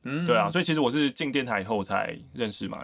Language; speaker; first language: Chinese; native; Chinese